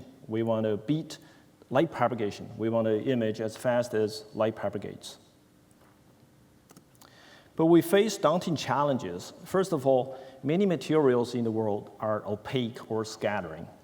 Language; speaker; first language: English; non-native, fluent; Chinese